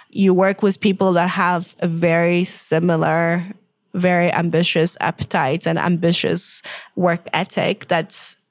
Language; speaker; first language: English; non-native, fluent; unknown